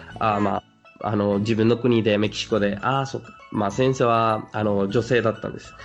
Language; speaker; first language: Japanese; non-native, fluent; Spanish